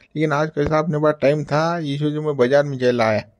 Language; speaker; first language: Hindi; non-native, local second language; Marathi